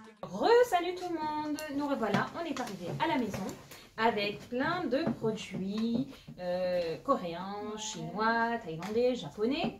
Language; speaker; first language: French; native; French